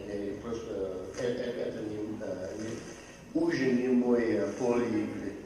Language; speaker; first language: Russian; non-native, fluent; English